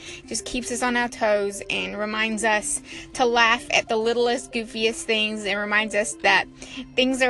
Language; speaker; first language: English; native; English